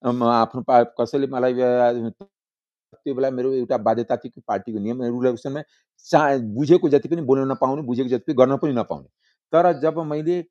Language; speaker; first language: Nepali; non-native, local second language; Maithili